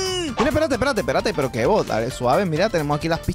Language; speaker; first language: Spanish; native; Spanish